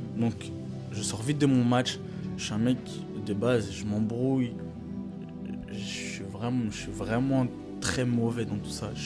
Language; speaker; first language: French; native; French